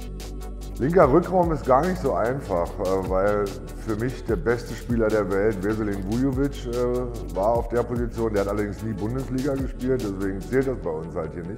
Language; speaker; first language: German; native; German